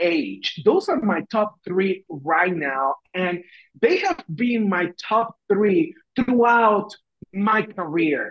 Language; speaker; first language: English; non-native, fluent; Spanish